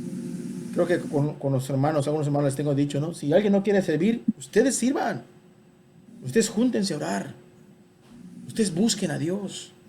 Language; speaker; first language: Spanish; native; Spanish